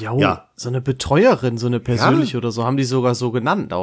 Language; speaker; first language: German; native; German